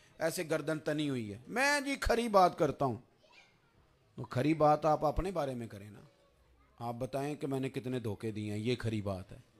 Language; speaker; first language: Urdu; non-native, local second language; Punjabi